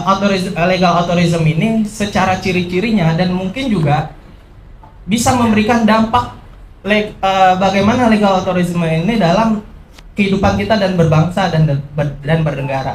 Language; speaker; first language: Indonesian; native; Indonesian